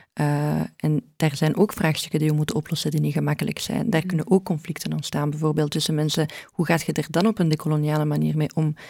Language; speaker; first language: Dutch; early bilingual, other home language; Arabic